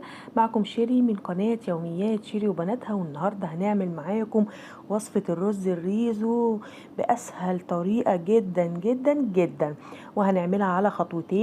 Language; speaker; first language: Arabic; native; Arabic